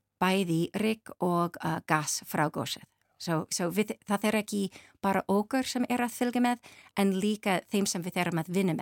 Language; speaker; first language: Icelandic; non-native, learner; English